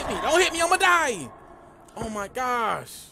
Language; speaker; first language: English; native; English